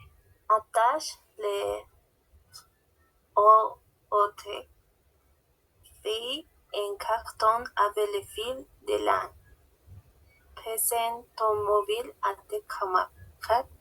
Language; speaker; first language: French; non-native, learner; Spanish